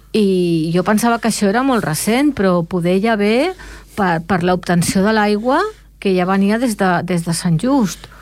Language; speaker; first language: Catalan; native; Catalan